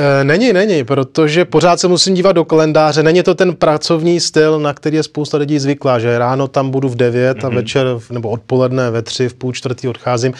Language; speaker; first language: Czech; native; Czech